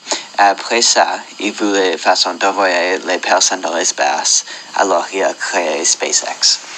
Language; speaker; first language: French; non-native, local second language; English